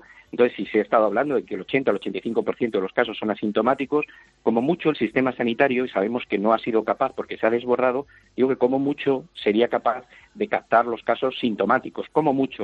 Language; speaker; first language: Spanish; native; Spanish